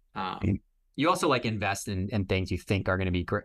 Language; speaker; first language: English; native; English